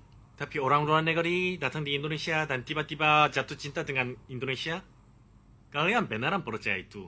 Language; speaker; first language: Indonesian; non-native, fluent; Korean